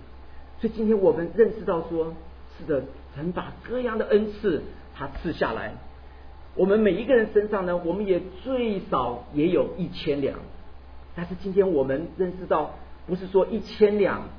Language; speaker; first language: Chinese; native; Chinese